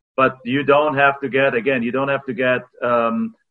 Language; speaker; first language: English; non-native, fluent; German